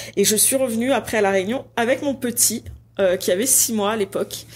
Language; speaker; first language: French; native; French